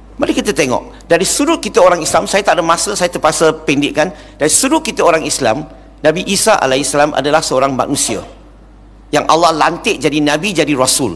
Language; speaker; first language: Malay; non-native, local second language; Chinese